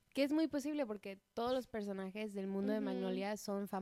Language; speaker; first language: Spanish; native; Spanish